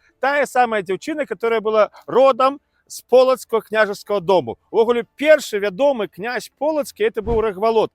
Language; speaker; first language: Belarusian; native; Belarusian